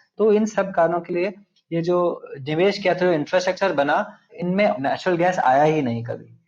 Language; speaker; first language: Hindi; non-native, local second language; Telugu